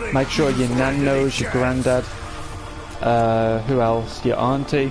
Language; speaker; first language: English; native; English